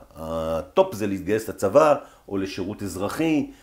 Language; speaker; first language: Hebrew; native; Hebrew